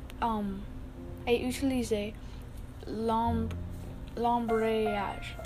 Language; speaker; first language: French; non-native, learner; English